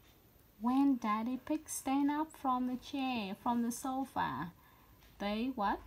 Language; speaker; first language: English; non-native, learner; Vietnamese